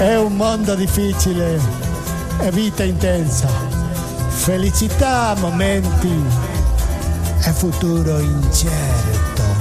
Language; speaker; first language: Italian; non-native, learner; Spanish